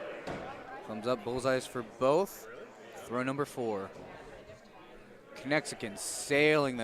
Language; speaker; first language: English; native; English